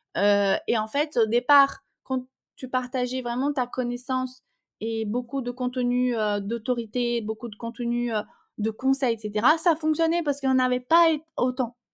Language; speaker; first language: French; non-native, fluent; Portuguese